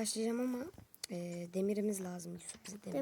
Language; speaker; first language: Turkish; native; Turkish